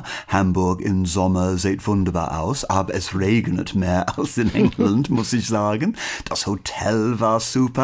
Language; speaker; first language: German; non-native, fluent; English